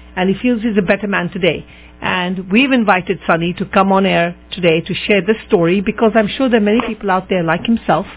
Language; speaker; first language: English; native; English